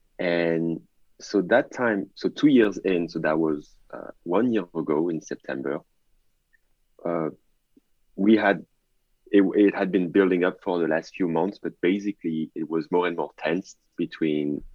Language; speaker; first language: English; non-native, fluent; French